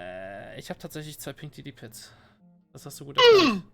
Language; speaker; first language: German; native; German